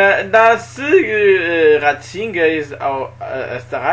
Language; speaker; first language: German; non-native, learner; Portuguese